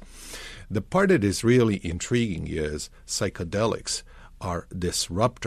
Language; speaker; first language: English; non-native, fluent; Serbian